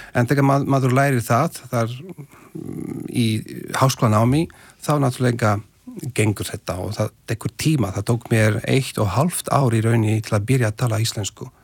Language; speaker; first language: Icelandic; non-native, fluent; Slovak